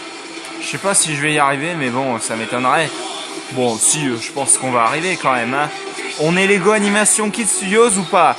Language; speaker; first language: French; native; French